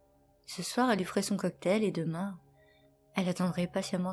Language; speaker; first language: French; native; French